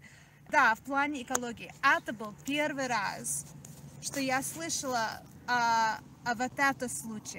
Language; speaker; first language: Russian; early bilingual, heritage; Russian